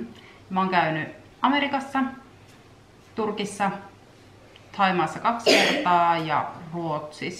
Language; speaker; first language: Finnish; native; Finnish